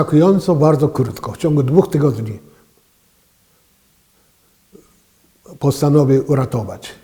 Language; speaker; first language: Polish; non-native, fluent; Japanese